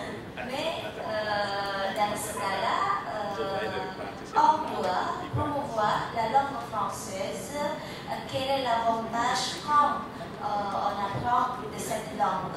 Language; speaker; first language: French; non-native, fluent; Indonesian